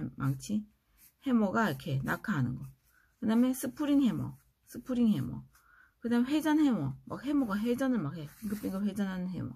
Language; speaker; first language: Korean; native; Korean